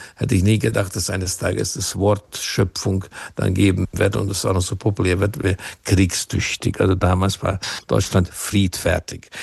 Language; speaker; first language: German; non-native, fluent; Hungarian